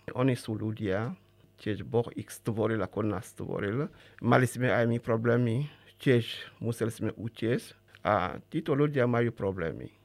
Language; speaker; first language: Slovak; non-native, fluent; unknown